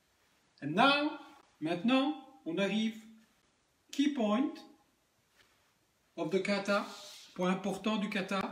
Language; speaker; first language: English; non-native, learner; French